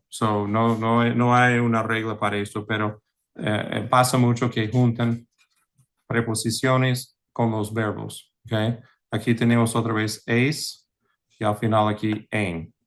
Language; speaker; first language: Spanish; non-native, fluent; English